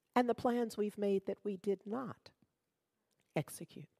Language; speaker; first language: English; native; English